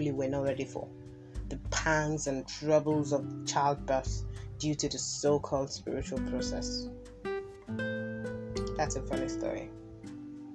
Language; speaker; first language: English; non-native, local second language; Yoruba